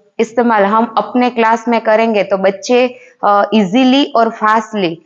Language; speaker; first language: Hindi; non-native, local second language; Gujarati